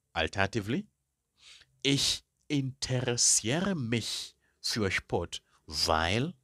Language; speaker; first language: German; non-native, fluent; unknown